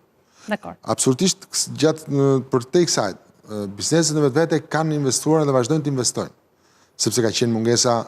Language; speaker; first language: Albanian; native; Albanian